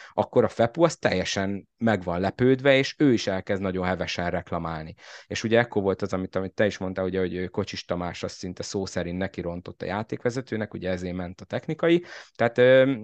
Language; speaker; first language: Hungarian; native; Hungarian